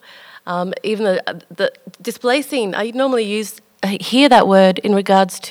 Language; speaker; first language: English; native; English